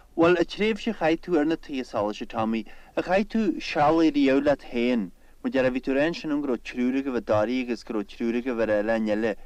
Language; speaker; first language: Irish; native; Irish